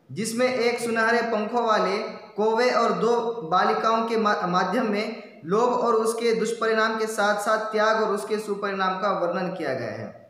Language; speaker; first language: Hindi; non-native, local second language; Marathi